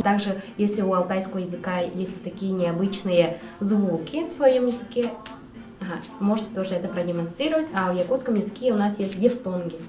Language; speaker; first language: Russian; non-native, local second language; Yakut